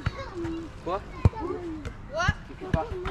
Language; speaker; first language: French; native; French